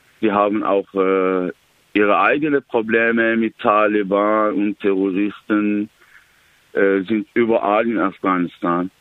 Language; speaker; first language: German; non-native, learner; Persian